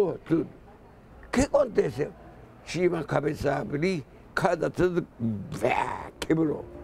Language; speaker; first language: Portuguese; non-native, learner; Japanese